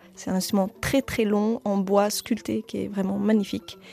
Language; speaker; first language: French; native; French